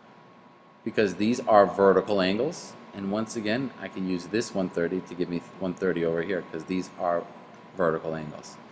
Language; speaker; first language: English; native; English